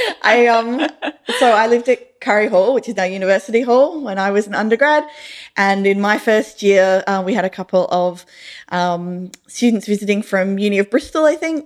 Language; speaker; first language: English; native; English